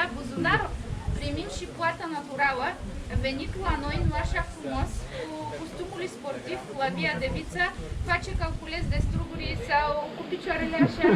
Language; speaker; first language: Romanian; non-native, learner; Bulgarian